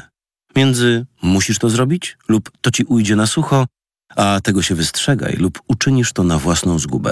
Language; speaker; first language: Polish; native; Polish